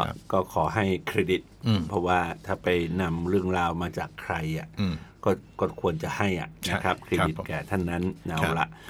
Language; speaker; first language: Thai; native; Thai